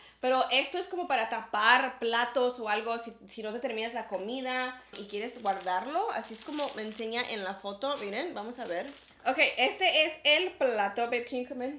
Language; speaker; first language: Spanish; early bilingual, heritage; Spanish